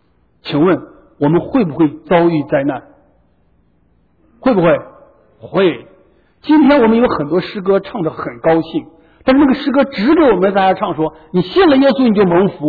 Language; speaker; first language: Chinese; native; Chinese